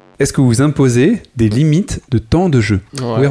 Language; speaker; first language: French; native; French